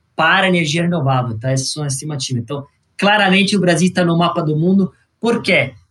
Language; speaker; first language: Portuguese; non-native, fluent; Italian